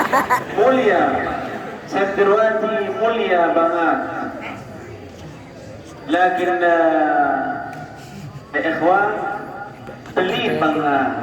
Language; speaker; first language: Indonesian; non-native, learner; Arabic